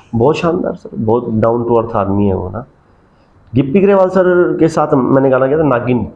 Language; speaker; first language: Hindi; non-native, local second language; Punjabi